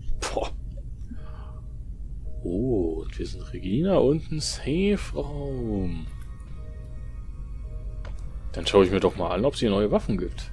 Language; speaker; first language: German; native; German